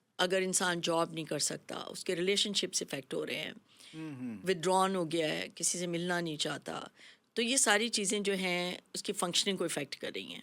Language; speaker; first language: Urdu; native; Urdu